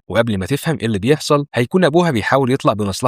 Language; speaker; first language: Arabic; native; Arabic